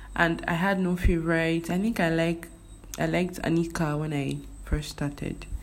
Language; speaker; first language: English; non-native, local second language; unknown